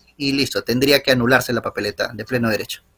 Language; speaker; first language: Spanish; native; Spanish